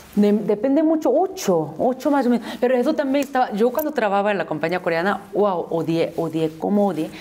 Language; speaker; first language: Spanish; non-native, fluent; Korean